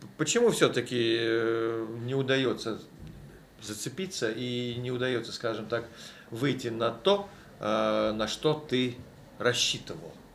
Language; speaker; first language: Russian; native; Russian